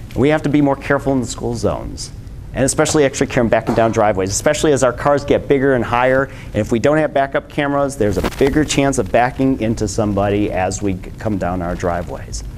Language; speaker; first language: English; native; English